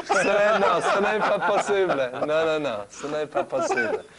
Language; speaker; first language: French; non-native, learner; English